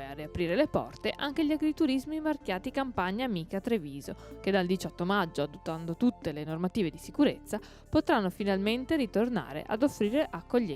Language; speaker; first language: Italian; native; Italian